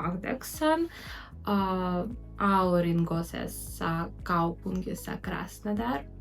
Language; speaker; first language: Finnish; non-native, learner; Russian